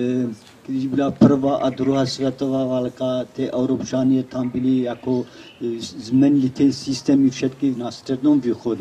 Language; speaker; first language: Czech; non-native, learner; Kurdish